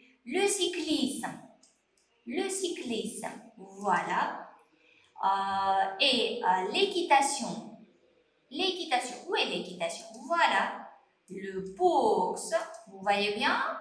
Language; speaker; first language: French; non-native, fluent; Uzbek